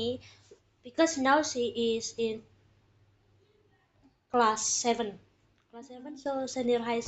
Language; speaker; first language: English; non-native, fluent; Indonesian